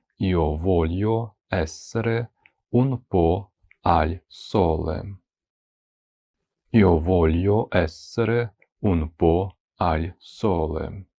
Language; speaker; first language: Italian; non-native, fluent; Ukrainian